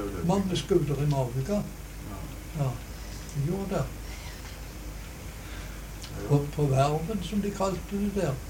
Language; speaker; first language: Norwegian; native; Norwegian